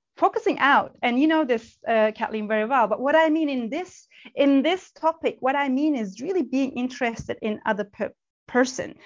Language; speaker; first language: English; non-native, fluent; Turkish